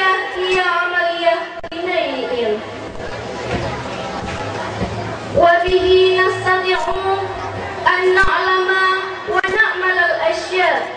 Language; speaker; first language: Arabic; non-native, learner; Indonesian